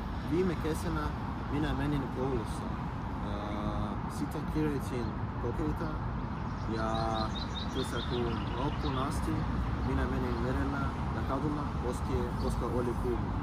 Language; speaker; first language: Finnish; non-native, learner; Russian